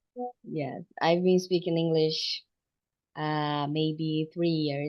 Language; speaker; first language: English; non-native, learner; Portuguese